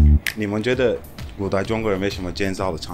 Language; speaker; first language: Chinese; non-native, learner; Turkish